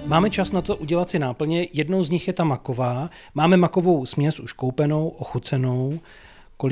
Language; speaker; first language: Czech; native; Czech